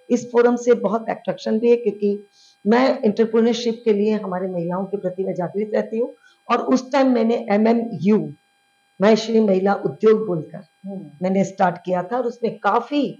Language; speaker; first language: Hindi; early bilingual, heritage; Bangla